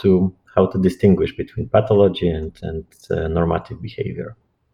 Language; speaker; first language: English; non-native, fluent; Polish